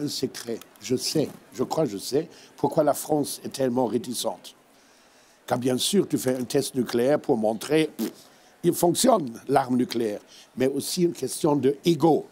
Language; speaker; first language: French; non-native, fluent; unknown